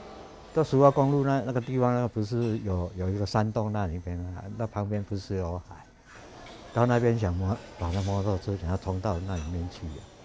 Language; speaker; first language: Chinese; non-native, local second language; Min Nan Chinese